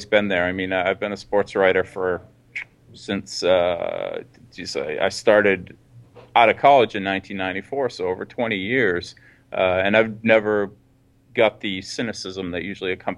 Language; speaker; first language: English; native; English